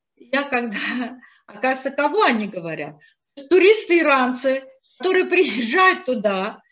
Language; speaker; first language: Russian; non-native, local second language; Azerbaijani